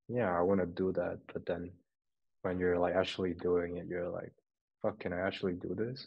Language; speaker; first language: English; non-native, local second language; Cantonese